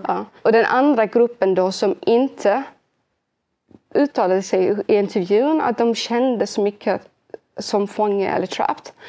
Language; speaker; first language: Swedish; early bilingual, other home language; Arabic